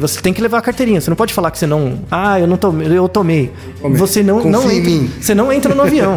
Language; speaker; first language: Portuguese; native; Portuguese